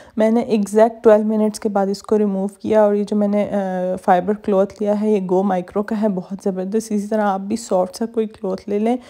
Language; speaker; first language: Urdu; native; Urdu